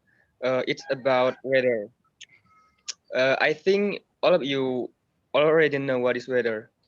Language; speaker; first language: English; non-native, learner; Indonesian